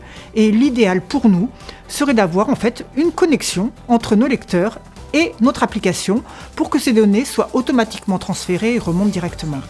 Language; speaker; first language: French; native; French